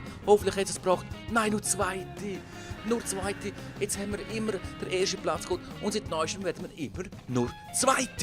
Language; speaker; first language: German; native; German